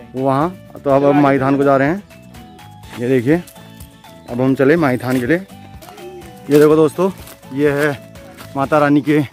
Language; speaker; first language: Hindi; non-native, local second language; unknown